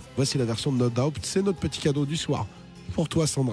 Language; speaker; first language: French; native; French